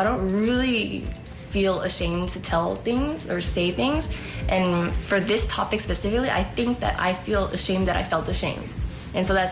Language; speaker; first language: English; native; English